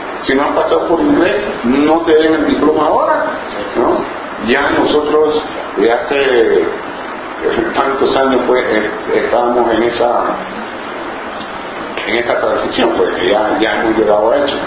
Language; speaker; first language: Spanish; non-native, local second language; English